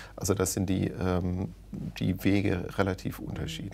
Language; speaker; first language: German; native; German